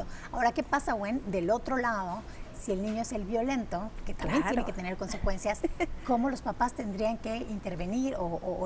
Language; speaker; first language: Spanish; native; Spanish